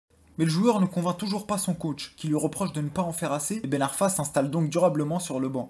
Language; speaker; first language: French; native; French